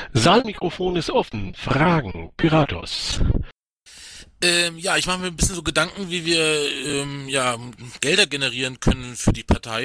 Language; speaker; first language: German; native; German